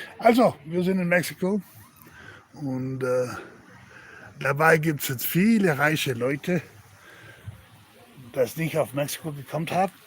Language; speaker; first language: German; non-native, learner; Spanish